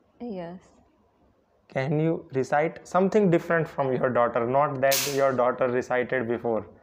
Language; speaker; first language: English; non-native, local second language; Hindi